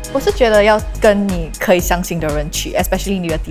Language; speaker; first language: Chinese; non-native, local second language; English